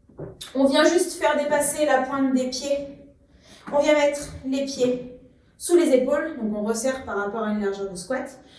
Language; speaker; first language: French; native; French